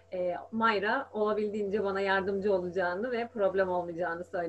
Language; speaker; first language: Turkish; native; Turkish